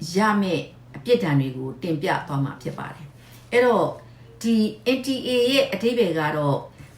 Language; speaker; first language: Burmese; native; Burmese